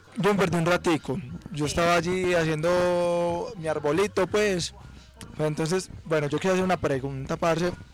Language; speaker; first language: Spanish; native; Spanish